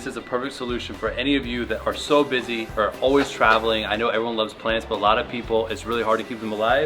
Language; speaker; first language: English; native; English